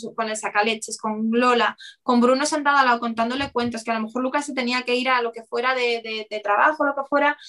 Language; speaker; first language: Spanish; native; Spanish